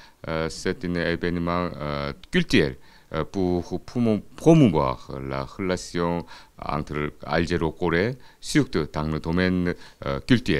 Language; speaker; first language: French; non-native, fluent; Korean